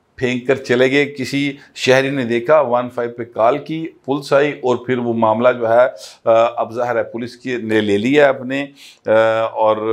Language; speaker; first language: Urdu; non-native, local second language; Punjabi